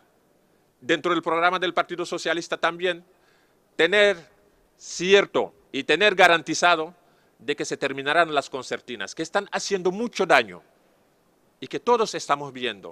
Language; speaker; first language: Spanish; non-native, fluent; Serer